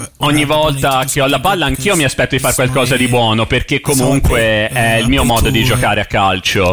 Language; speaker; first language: Italian; non-native, fluent; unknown